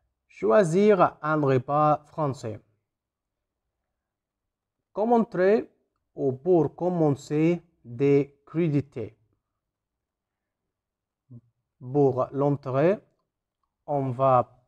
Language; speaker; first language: French; non-native, fluent; Arabic